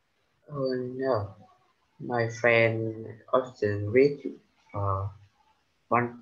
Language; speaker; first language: English; non-native, learner; Vietnamese